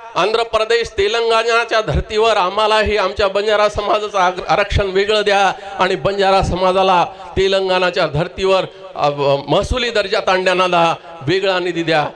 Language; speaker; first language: Marathi; non-native, local second language; Lambadi